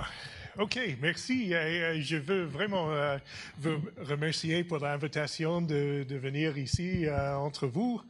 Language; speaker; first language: French; non-native, fluent; English